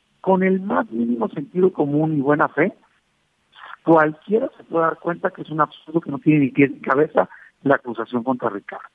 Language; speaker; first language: Spanish; native; Spanish